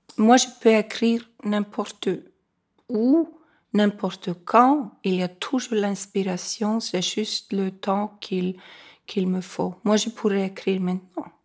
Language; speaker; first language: French; non-native, fluent; Icelandic